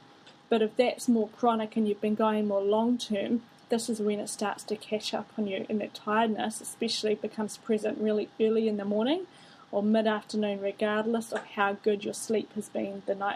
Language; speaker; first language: English; native; English